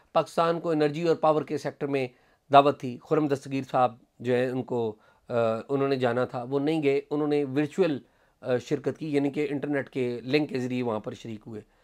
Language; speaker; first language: Urdu; non-native, local second language; Punjabi